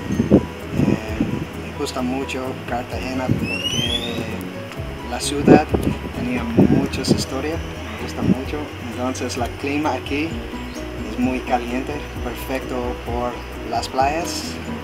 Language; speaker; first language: Spanish; non-native, learner; English